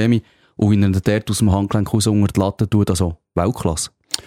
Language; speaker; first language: German; native; German